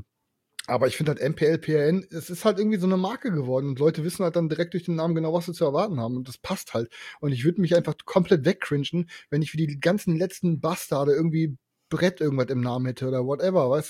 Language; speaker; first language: German; native; German